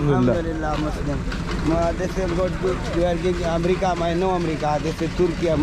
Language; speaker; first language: English; non-native, learner; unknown